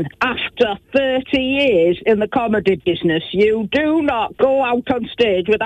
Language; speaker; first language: English; native; English